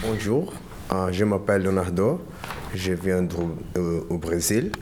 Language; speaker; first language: French; non-native, learner; Portuguese